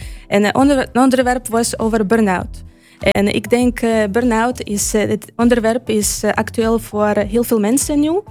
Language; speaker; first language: Dutch; non-native, fluent; Ukrainian